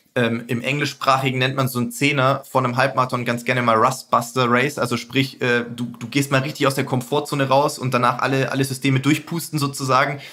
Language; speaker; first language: German; native; German